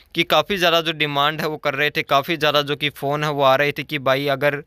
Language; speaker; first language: Hindi; native; Hindi